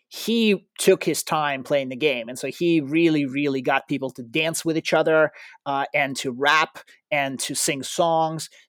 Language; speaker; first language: English; early bilingual, other home language; Russian